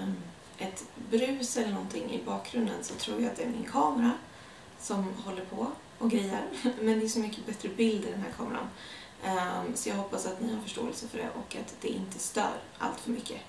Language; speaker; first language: Swedish; native; Swedish